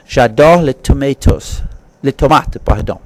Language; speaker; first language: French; non-native, fluent; English